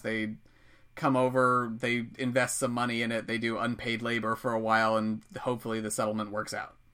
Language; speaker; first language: English; native; English